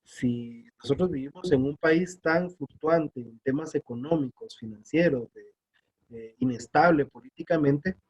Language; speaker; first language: Spanish; native; Spanish